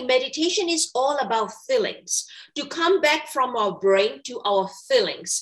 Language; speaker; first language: English; non-native, fluent; Burmese